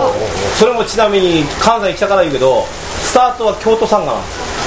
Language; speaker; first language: Japanese; native; Japanese